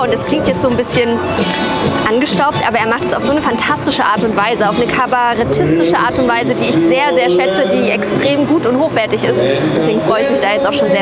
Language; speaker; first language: German; native; German